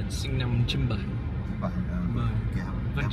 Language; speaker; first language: Vietnamese; non-native, learner; English